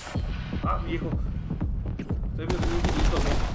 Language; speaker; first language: Spanish; native; Spanish